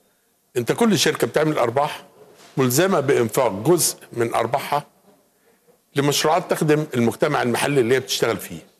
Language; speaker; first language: Arabic; native; Arabic